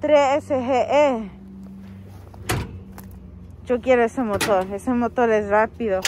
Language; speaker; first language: Spanish; early bilingual, heritage; Spanish